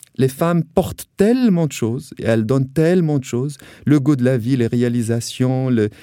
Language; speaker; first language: French; non-native, local second language; Arabic